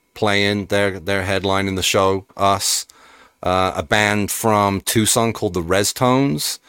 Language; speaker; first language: English; native; English